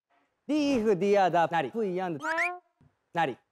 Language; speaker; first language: Chinese; non-native, learner; Thai